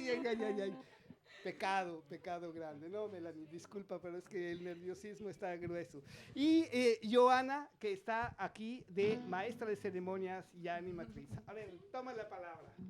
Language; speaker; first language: Spanish; native; Spanish